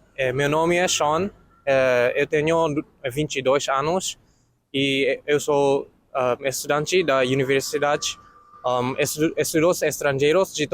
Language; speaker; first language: Portuguese; non-native, learner; Japanese